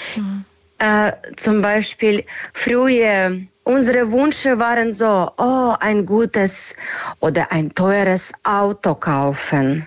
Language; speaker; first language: German; non-native, learner; Ukrainian